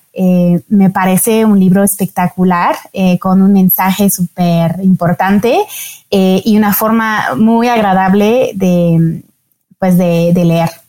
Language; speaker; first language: Spanish; non-native, fluent; French